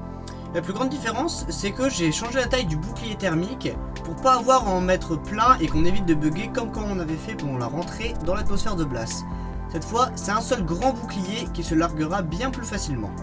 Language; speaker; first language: French; native; French